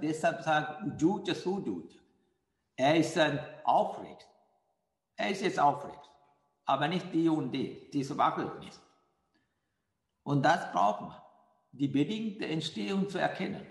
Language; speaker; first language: German; non-native, fluent; Sinhala